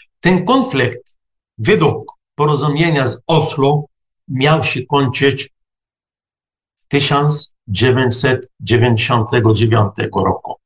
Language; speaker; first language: Polish; non-native, fluent; Arabic